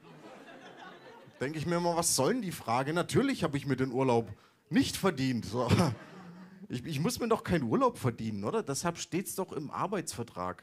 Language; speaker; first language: German; native; German